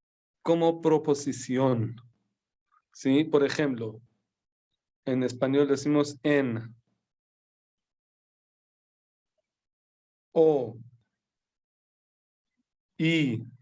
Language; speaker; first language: Spanish; non-native, fluent; Persian